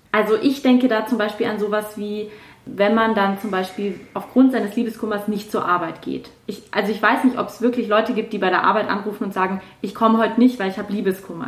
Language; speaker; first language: German; native; German